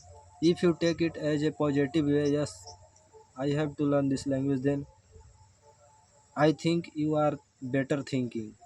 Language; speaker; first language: English; non-native, learner; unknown